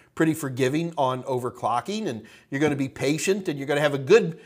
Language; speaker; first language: English; native; English